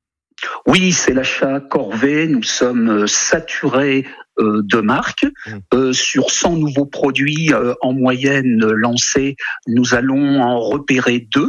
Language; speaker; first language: French; native; French